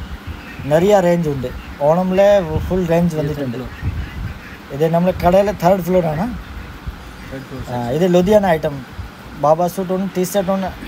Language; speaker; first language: Malayalam; non-native, local second language; Hindi